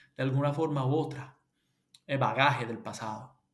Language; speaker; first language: Spanish; early bilingual, heritage; Spanish